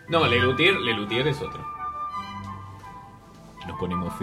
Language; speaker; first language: Spanish; native; Spanish